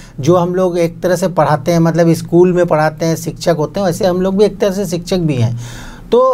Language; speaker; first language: Hindi; non-native, local second language; Bangla